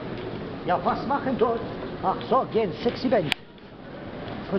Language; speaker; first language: German; non-native, learner; Kurdish